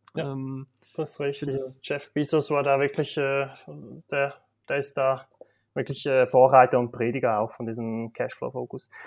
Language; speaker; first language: German; native; German